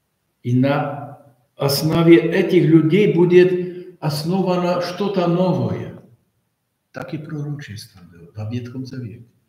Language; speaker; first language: Russian; non-native, fluent; Polish